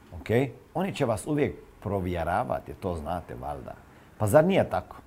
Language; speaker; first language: Croatian; non-native, fluent; Serbian